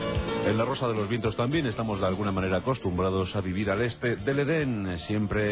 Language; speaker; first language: Spanish; native; Spanish